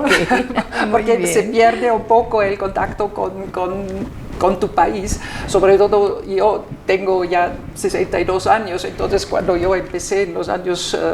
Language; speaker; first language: Spanish; non-native, fluent; German